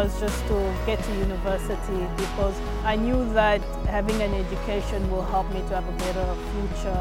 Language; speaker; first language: English; early bilingual, other home language; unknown